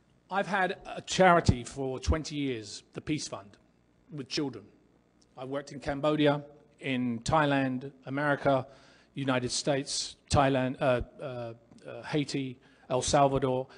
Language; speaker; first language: English; native; English